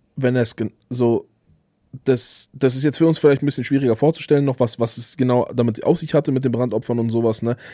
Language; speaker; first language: German; native; German